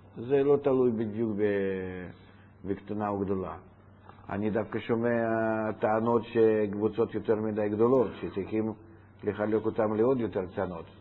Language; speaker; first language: Hebrew; non-native, fluent; Russian